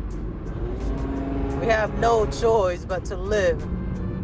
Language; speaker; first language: English; non-native, local second language; Cebuano